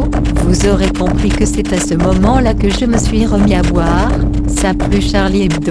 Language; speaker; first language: French; native; French